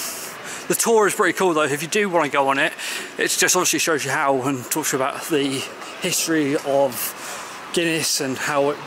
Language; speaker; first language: English; native; English